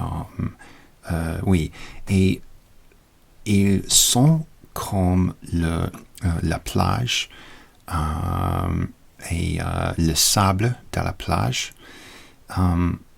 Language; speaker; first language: French; non-native, learner; English